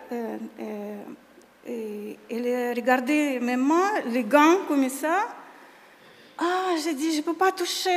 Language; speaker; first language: French; non-native, learner; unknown